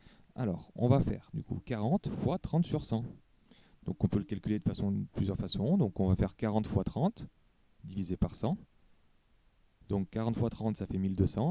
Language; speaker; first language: French; native; French